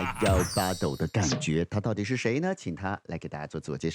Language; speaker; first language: Chinese; native; Chinese